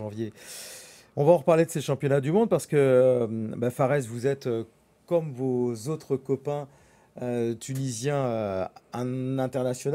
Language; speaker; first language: French; native; French